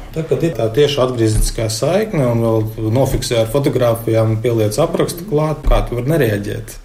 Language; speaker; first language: Latvian; native; Latvian